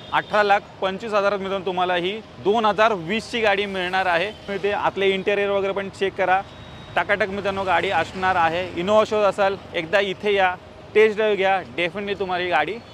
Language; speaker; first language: Marathi; native; Marathi